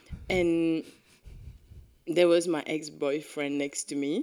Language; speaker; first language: English; non-native, local second language; Morisyen